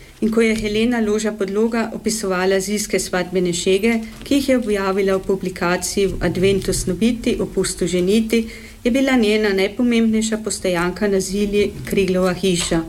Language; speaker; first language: Slovenian; native; Slovenian